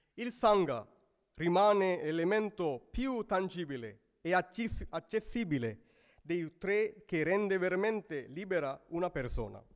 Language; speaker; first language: Italian; non-native, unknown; Sinhala